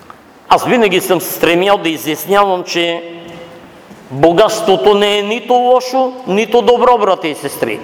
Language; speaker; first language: Bulgarian; native; Bulgarian